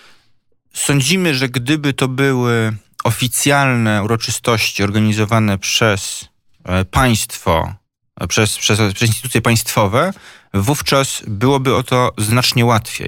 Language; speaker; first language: Polish; native; Polish